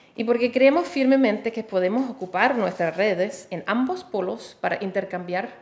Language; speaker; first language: Spanish; non-native, fluent; Danish